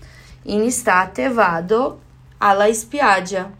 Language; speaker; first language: Italian; non-native, learner; Portuguese